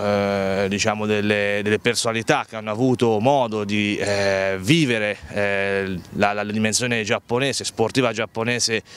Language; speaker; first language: Italian; native; Italian